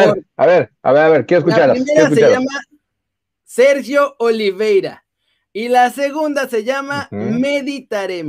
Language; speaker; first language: Spanish; native; Spanish